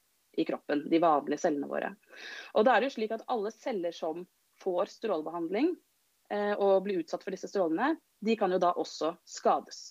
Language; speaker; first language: Norwegian; native; Norwegian